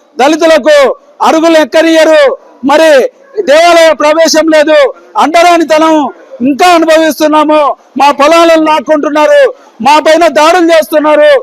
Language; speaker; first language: Telugu; native; Telugu